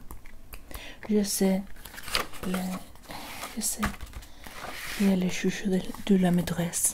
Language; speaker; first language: French; non-native, learner; Spanish